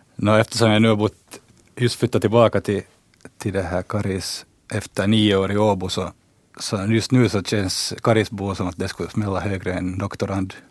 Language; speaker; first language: Swedish; native; Swedish